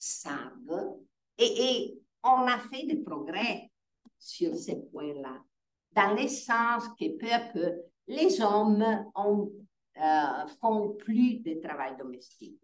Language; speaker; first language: French; non-native, fluent; Italian